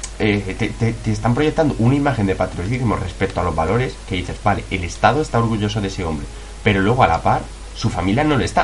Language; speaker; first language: Spanish; native; Spanish